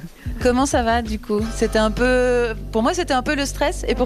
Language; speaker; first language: French; native; French